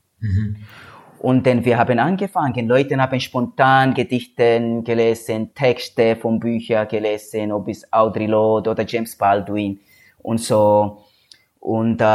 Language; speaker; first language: German; non-native, learner; Swahili